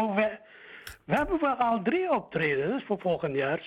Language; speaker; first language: Dutch; early bilingual, other home language; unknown